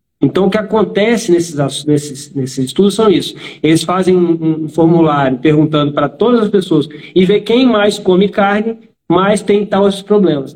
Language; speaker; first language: Portuguese; native; Portuguese